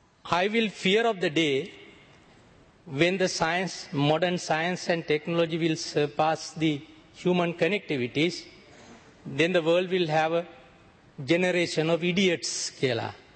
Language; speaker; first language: English; non-native, local second language; Sinhala